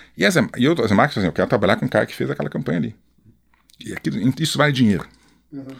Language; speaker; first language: Portuguese; native; Portuguese